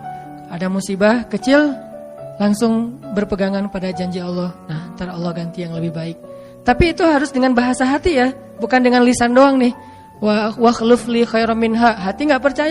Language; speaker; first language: Indonesian; native; Indonesian